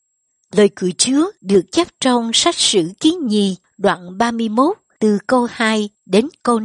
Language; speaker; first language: Vietnamese; native; Vietnamese